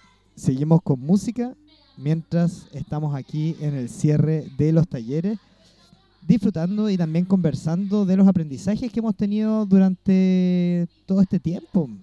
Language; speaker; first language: Spanish; native; Spanish